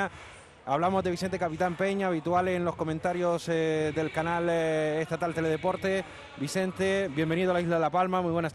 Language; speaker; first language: Spanish; native; Spanish